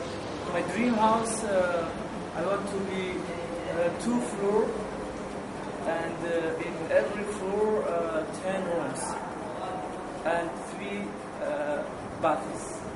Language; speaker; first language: English; non-native, learner; Arabic